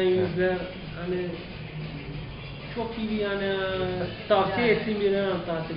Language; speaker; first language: Turkish; non-native, local second language; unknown